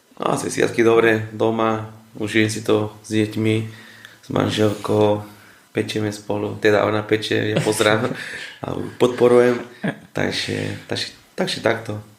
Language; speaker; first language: Slovak; non-native, fluent; Spanish